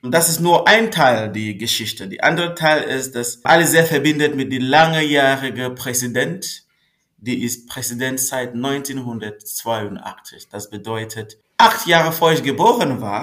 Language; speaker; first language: German; non-native, fluent; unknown